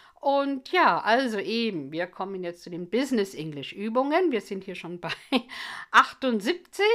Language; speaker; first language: German; non-native, fluent; English